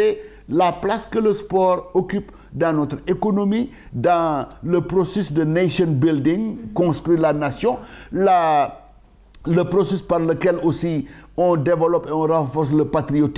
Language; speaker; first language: French; non-native, local second language; Wolof